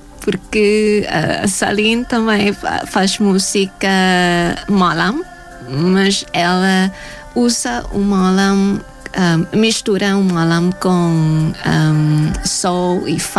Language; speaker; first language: Portuguese; non-native, fluent; Thai